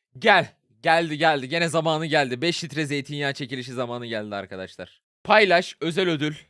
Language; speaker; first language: Turkish; native; Turkish